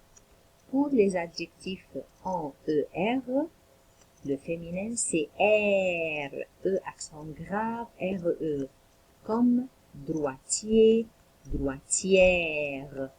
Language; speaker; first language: French; non-native, local second language; Arabic